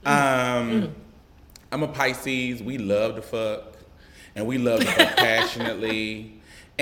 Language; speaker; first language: English; native; English